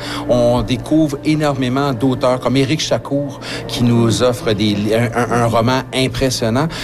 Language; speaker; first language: French; native; French